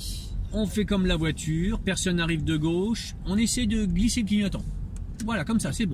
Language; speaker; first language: French; native; French